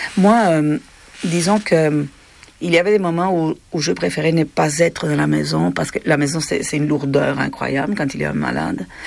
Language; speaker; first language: French; non-native, fluent; Spanish